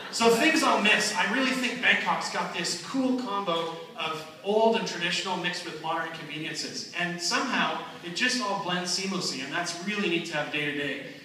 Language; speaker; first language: English; native; English